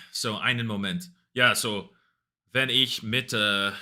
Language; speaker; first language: German; non-native, learner; English